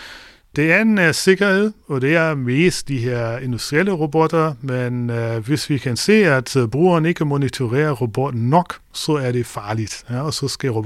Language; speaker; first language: Danish; non-native, fluent; German